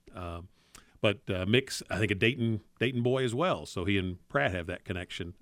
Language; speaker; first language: English; native; English